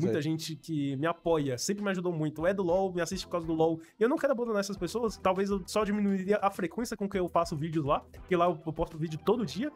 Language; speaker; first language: Portuguese; native; Portuguese